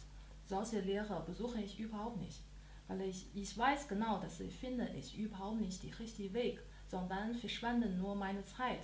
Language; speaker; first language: German; non-native, learner; Chinese